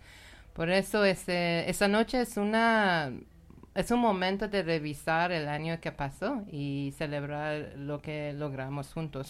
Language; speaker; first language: Spanish; non-native, learner; Persian